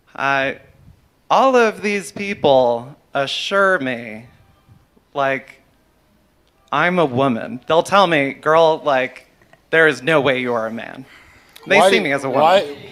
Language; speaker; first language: English; native; English